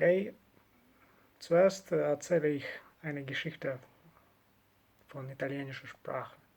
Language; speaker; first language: German; non-native, learner; Russian